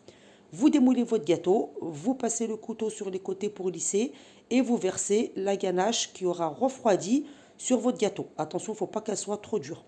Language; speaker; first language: French; native; French